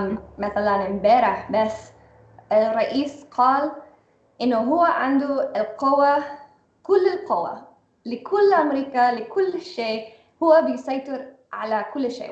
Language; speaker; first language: Arabic; non-native, fluent; English